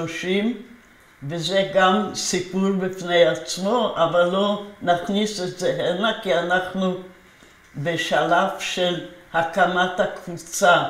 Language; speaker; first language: Hebrew; non-native, fluent; Polish